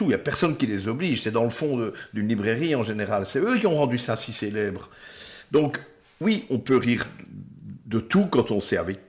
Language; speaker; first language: French; native; French